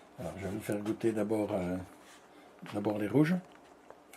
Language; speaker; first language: French; native; French